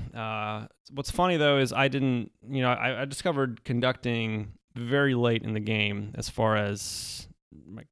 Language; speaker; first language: English; early bilingual, other home language; Polish